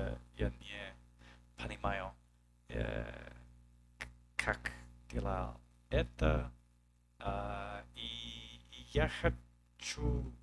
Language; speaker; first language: Russian; non-native, learner; English